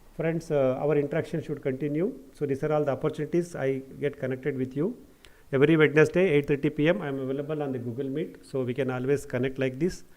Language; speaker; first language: English; non-native, local second language; Kannada